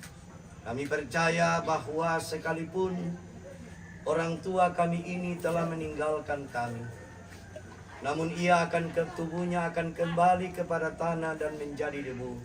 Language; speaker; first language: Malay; non-native, local second language; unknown